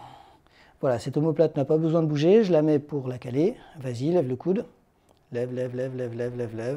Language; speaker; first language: French; native; French